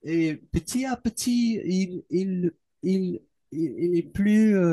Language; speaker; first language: French; non-native, learner; English